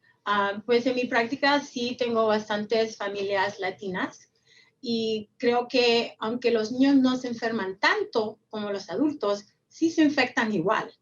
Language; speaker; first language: Spanish; early bilingual, heritage; Spanish